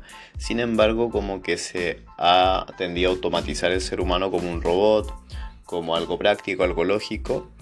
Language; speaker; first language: Spanish; native; Spanish